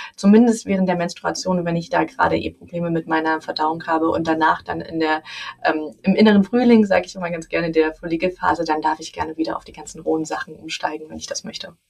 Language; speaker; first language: German; native; German